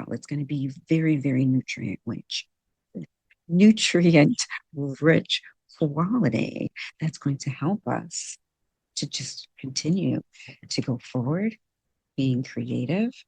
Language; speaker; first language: English; native; English